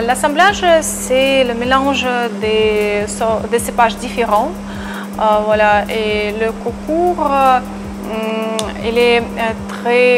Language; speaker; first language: French; non-native, fluent; Russian